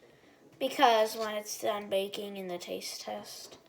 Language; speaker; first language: English; native; English